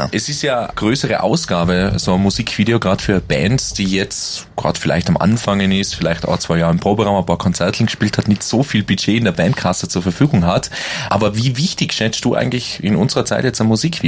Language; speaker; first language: German; native; German